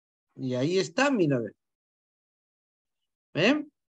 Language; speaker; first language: Spanish; native; Spanish